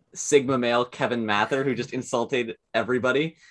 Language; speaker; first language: English; native; English